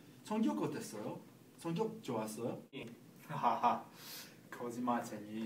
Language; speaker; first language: Korean; non-native, learner; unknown